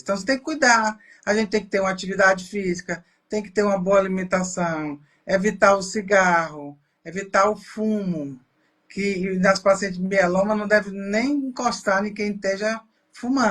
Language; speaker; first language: Portuguese; native; Portuguese